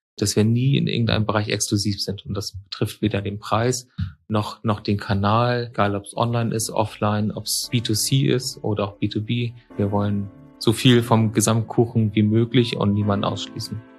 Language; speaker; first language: German; native; German